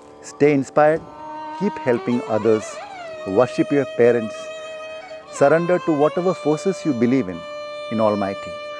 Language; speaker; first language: English; non-native, local second language; Malayalam